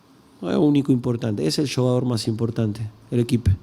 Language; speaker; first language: Portuguese; non-native, learner; Spanish